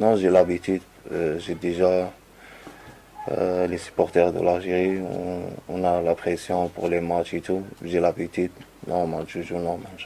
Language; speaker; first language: French; non-native, learner; Arabic